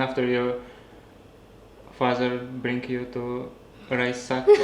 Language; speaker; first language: English; non-native, learner; Russian